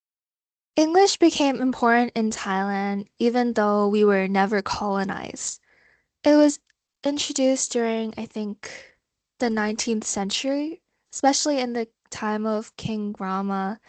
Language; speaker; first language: English; non-native, fluent; Thai